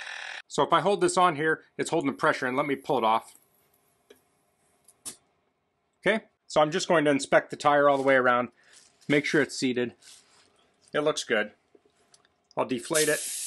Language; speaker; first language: English; native; English